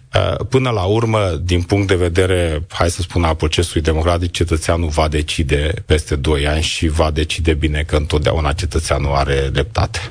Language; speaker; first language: Romanian; non-native, local second language; Hungarian